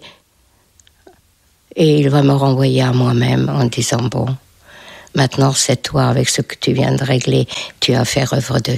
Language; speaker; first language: French; non-native, fluent; Hungarian